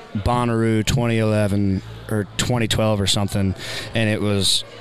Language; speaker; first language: English; native; English